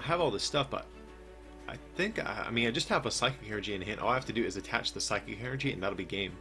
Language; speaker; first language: English; native; English